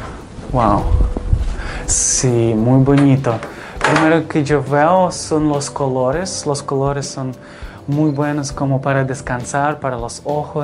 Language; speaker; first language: Spanish; non-native, fluent; Ukrainian